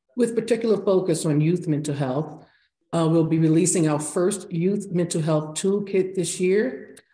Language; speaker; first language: English; native; English